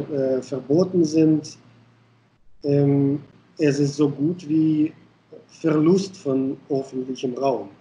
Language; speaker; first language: German; non-native, fluent; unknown